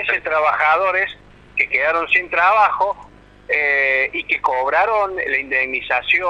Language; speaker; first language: Spanish; native; Spanish